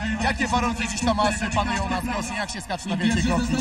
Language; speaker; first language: Polish; native; Polish